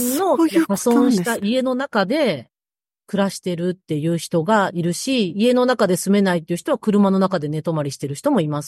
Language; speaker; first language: Japanese; native; Japanese